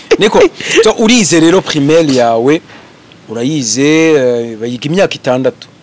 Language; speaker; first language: Kinyarwanda; native; Kinyarwanda